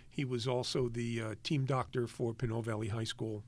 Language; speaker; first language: English; native; English